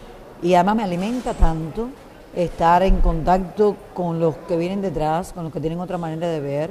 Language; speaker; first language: Spanish; native; Spanish